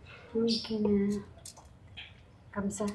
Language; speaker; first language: Arabic; non-native, learner; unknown